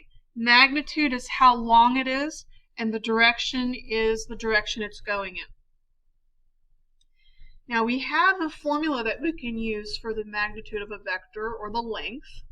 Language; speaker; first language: English; native; English